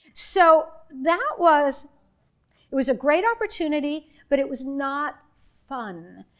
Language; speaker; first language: English; native; English